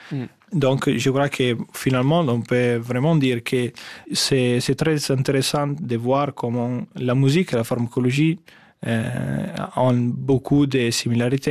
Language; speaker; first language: French; non-native, learner; Italian